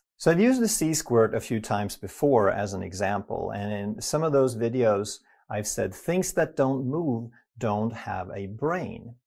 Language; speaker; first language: English; non-native, fluent; Swedish